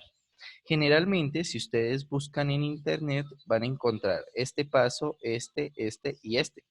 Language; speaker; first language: Spanish; native; Spanish